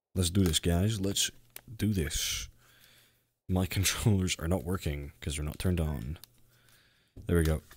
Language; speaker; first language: English; native; English